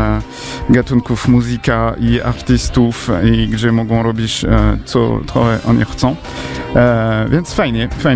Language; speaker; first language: Polish; non-native, learner; French